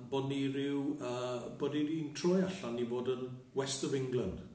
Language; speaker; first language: Welsh; native; Welsh